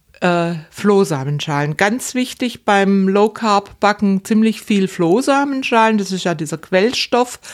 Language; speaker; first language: German; native; German